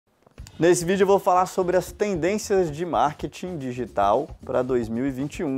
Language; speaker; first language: Portuguese; native; Portuguese